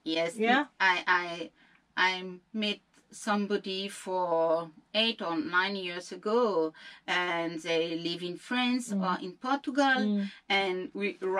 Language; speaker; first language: English; non-native, learner; French